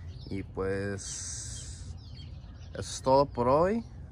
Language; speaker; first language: Spanish; early bilingual, heritage; Spanish